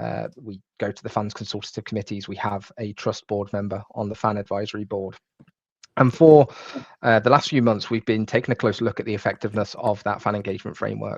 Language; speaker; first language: English; native; English